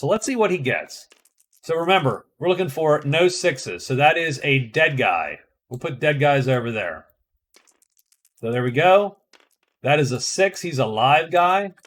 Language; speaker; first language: English; native; English